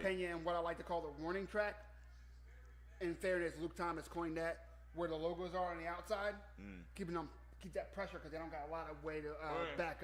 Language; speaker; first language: English; native; English